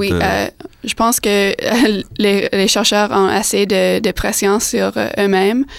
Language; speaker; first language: French; non-native, fluent; English